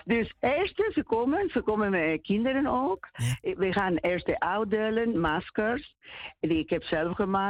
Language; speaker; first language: Dutch; non-native, learner; Spanish